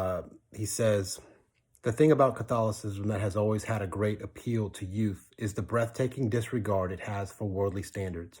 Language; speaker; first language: English; native; English